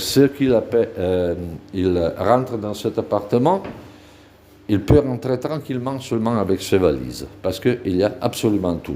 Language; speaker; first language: French; non-native, fluent; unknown